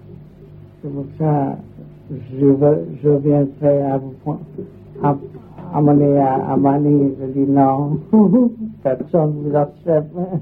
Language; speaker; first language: French; non-native, learner; Vietnamese